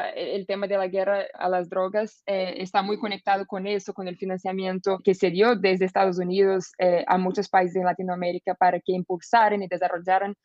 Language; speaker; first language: Spanish; non-native, fluent; Portuguese